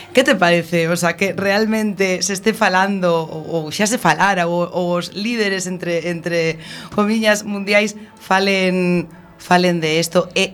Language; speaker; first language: Galician; native; Galician